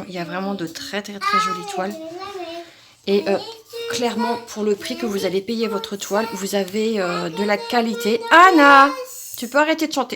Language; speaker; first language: French; native; French